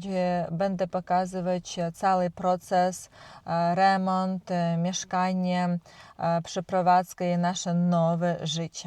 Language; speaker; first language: Polish; non-native, learner; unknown